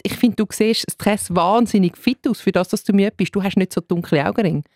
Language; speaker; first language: German; native; German